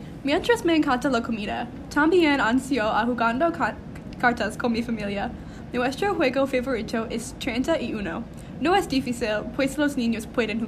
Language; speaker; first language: Spanish; non-native, learner; English